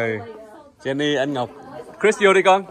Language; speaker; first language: Vietnamese; early bilingual, heritage; Vietnamese